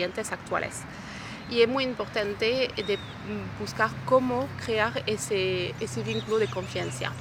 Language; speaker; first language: Spanish; non-native, fluent; French